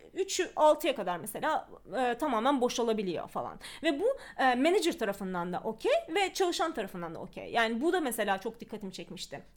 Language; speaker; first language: Turkish; early bilingual, other home language; Russian